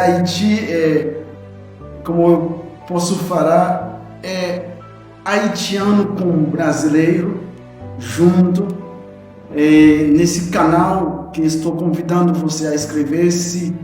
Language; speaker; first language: Portuguese; non-native, fluent; Haitian Creole